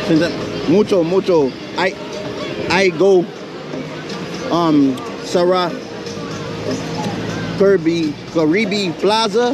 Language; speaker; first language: Spanish; non-native, learner; English